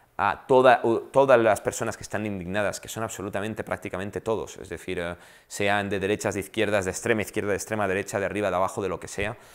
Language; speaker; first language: Spanish; native; Spanish